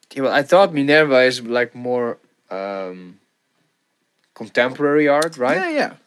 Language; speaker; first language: English; non-native, fluent; Bulgarian